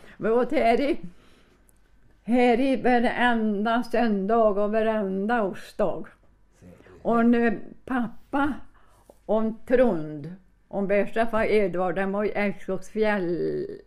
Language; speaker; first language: Swedish; native; Swedish